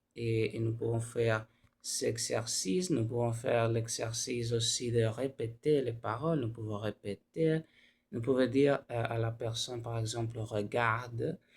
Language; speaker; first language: French; non-native, learner; Spanish